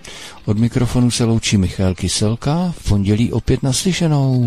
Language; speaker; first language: Czech; native; Czech